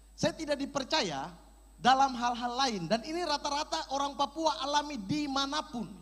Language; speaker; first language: Indonesian; native; Indonesian